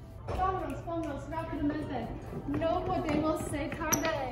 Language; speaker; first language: Spanish; non-native, learner; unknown